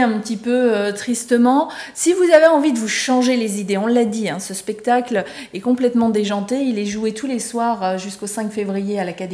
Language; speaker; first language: French; native; French